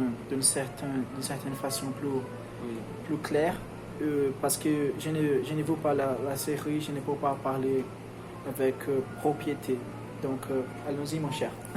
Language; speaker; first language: French; non-native, learner; Portuguese